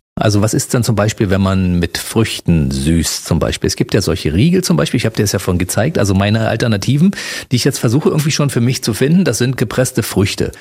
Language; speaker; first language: German; native; German